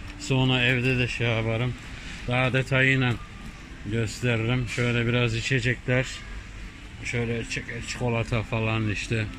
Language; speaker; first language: Turkish; early bilingual, heritage; Turkish